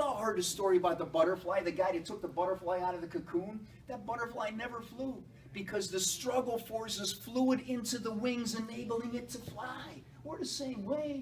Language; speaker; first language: English; native; English